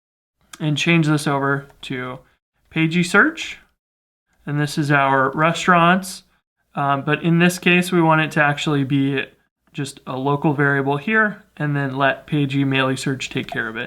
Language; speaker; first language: English; native; English